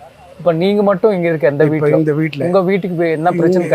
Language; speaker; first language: Tamil; non-native, local second language; Telugu